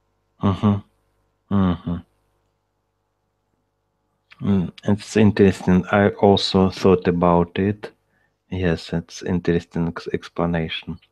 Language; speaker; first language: English; non-native, learner; Russian